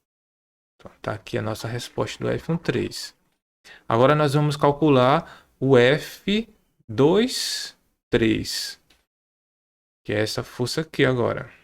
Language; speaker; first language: Portuguese; native; Portuguese